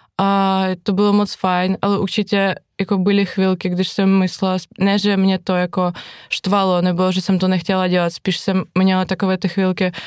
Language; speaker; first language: Czech; non-native, fluent; Ukrainian